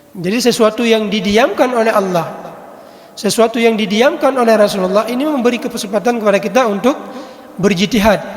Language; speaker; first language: Malay; non-native, local second language; Achinese